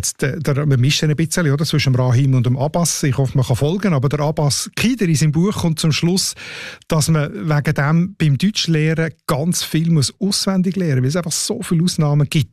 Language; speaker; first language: German; native; German